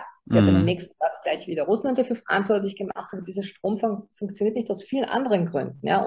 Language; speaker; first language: German; native; German